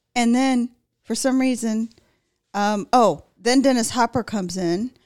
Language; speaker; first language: English; native; English